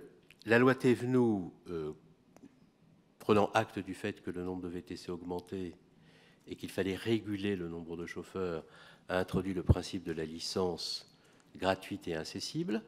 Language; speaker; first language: French; native; French